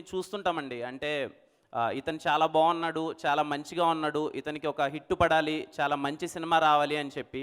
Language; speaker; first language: Telugu; native; Telugu